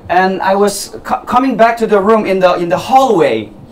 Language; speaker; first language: English; non-native, fluent; Korean